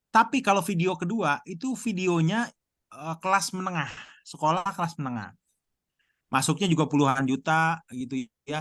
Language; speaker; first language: Indonesian; native; Indonesian